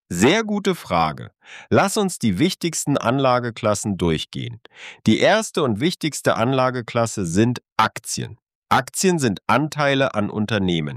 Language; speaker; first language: German; native; German